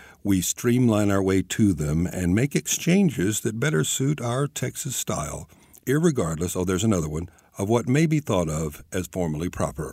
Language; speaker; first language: English; native; English